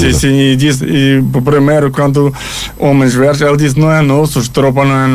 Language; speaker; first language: Portuguese; non-native, learner; Ukrainian